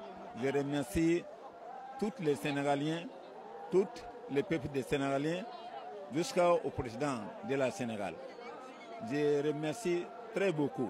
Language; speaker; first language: French; non-native, local second language; Mossi